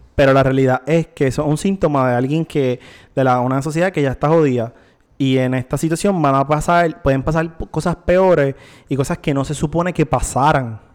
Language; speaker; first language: Spanish; native; Spanish